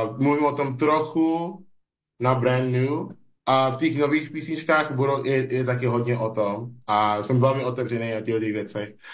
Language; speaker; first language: Czech; non-native, fluent; English